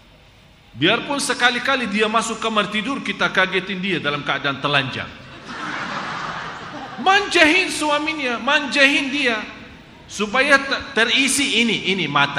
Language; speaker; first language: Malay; non-native, fluent; Arabic